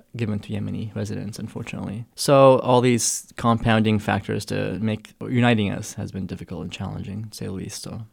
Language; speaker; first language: English; early bilingual, other home language; Arabic